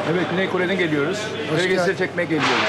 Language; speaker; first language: Turkish; non-native, fluent; Korean